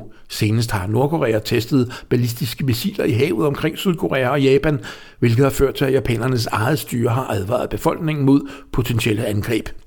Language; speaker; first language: Danish; native; Danish